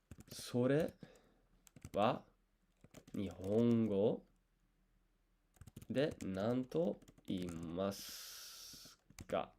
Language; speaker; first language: Japanese; non-native, learner; English